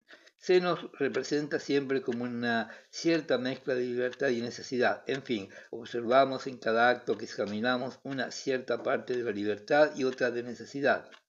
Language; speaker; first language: Spanish; native; Spanish